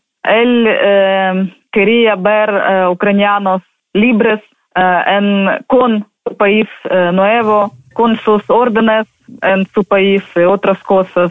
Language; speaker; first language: Spanish; non-native, fluent; Ukrainian